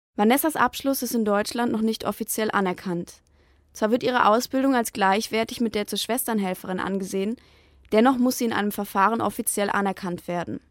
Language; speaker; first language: German; native; German